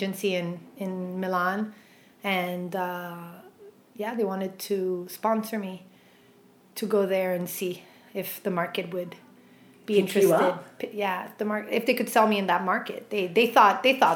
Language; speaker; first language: English; native; English